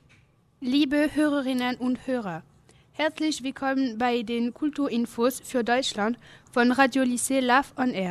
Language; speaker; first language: German; non-native, learner; French